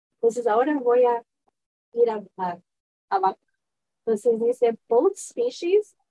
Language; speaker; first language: Spanish; early bilingual, heritage; Spanish